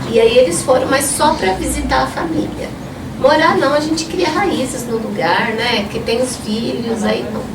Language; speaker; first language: Portuguese; early bilingual, other home language; Spanish